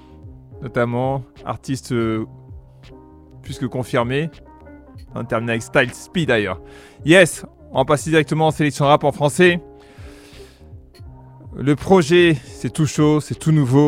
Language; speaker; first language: French; native; French